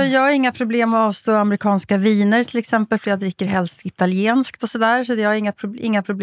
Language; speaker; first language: Swedish; native; Swedish